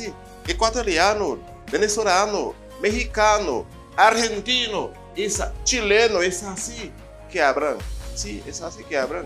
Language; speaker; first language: Spanish; non-native, fluent; Haitian Creole